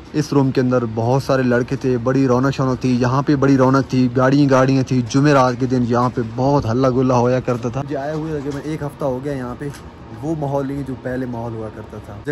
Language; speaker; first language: Urdu; non-native, local second language; Punjabi